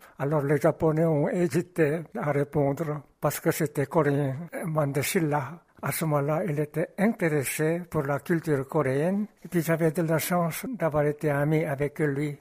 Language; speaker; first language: French; non-native, fluent; Korean